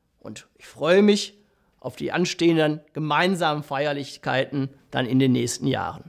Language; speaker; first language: German; native; German